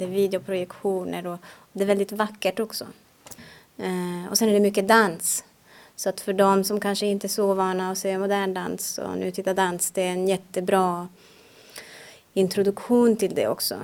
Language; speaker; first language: Swedish; non-native, fluent; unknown